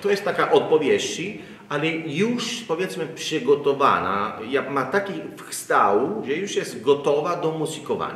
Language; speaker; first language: Polish; non-native, learner; Italian